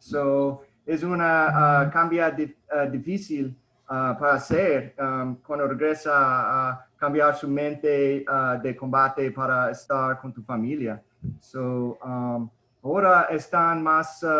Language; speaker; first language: Spanish; early bilingual, heritage; Spanish